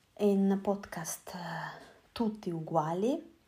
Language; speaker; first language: Italian; non-native, learner; Russian